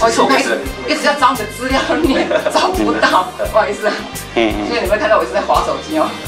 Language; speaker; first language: Chinese; native; Chinese